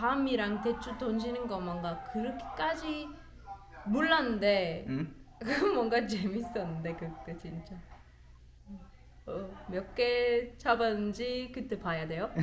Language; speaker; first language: Korean; non-native, learner; German